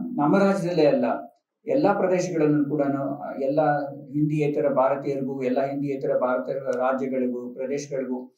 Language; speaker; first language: Kannada; non-native, local second language; Telugu